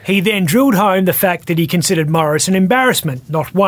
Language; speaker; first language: English; native; English